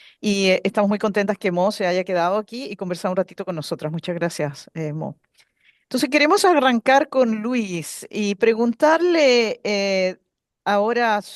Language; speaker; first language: Spanish; native; Spanish